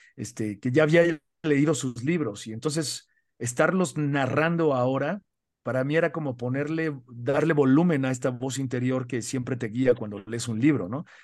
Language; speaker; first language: Spanish; native; Spanish